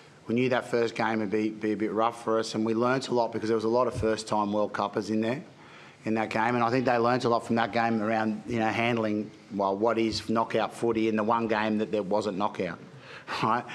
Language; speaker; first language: English; native; English